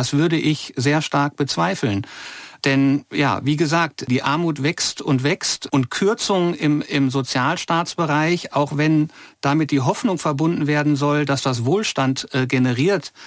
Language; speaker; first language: German; native; German